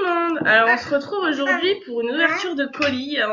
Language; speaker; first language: French; native; French